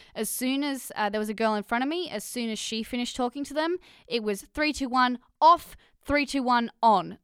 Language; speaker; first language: English; native; English